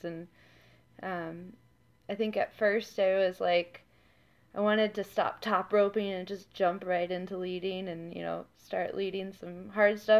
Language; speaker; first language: English; native; English